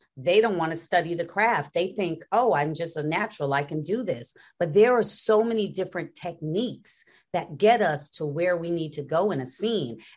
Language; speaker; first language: English; native; English